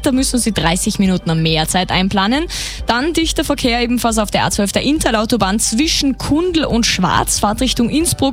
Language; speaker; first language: German; native; German